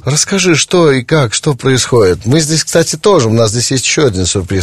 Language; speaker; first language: Russian; native; Russian